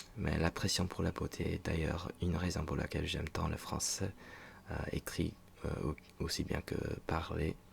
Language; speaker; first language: French; non-native, fluent; English